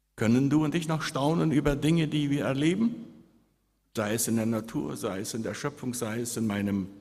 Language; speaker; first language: German; early bilingual, heritage; Spanish